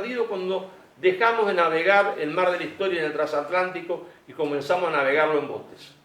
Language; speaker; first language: Spanish; native; Spanish